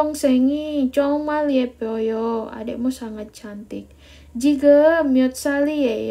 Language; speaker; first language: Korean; non-native, learner; Indonesian